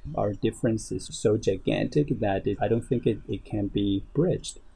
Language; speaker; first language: English; non-native, fluent; Chinese